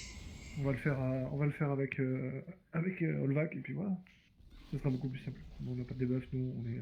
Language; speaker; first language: French; native; French